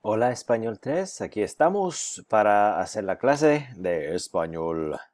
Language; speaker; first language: Spanish; non-native, fluent; English